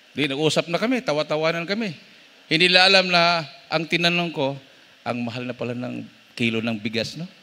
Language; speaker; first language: Filipino; non-native, local second language; Cebuano